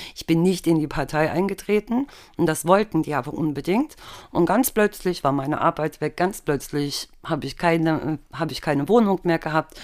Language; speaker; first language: German; native; German